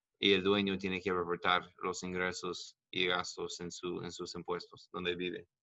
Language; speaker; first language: Spanish; non-native, learner; English